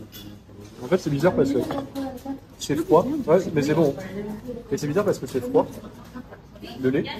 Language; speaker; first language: French; native; French